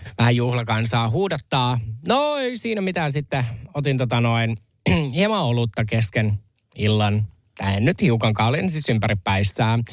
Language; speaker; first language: Finnish; native; Finnish